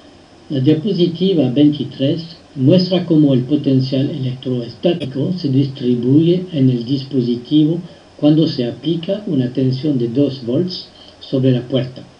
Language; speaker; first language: Spanish; non-native, fluent; French